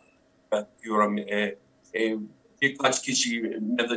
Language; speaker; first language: Turkish; non-native, fluent; English